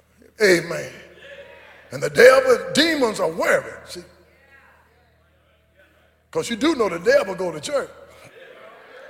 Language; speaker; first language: English; native; English